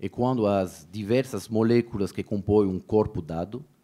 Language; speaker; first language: Portuguese; native; Portuguese